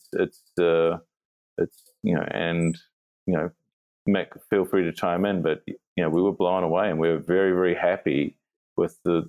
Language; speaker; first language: English; native; English